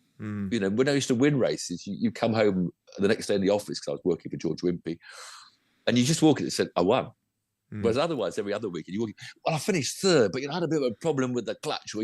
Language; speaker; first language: English; native; English